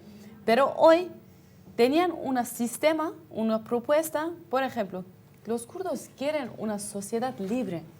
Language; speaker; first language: Spanish; non-native, fluent; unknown